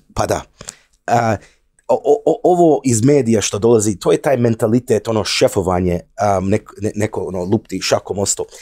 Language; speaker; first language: Croatian; early bilingual, heritage; Croatian